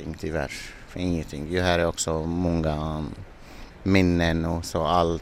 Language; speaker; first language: Swedish; non-native, learner; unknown